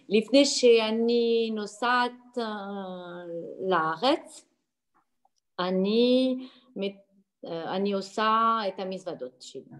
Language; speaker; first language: Hebrew; non-native, learner; Italian